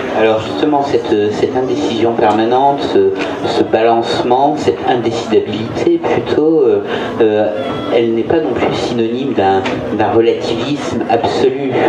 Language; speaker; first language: French; native; French